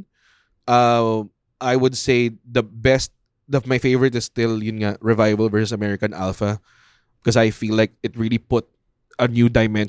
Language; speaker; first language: English; non-native, local second language; Filipino